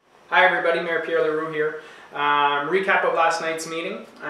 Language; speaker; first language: English; non-native, local second language; French